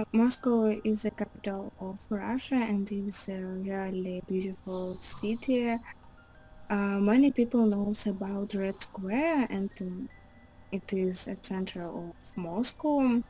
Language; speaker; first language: English; non-native, learner; Russian